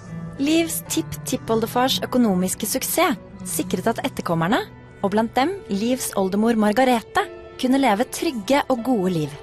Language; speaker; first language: Norwegian; native; Norwegian